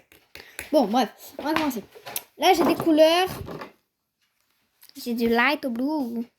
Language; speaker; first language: French; native; French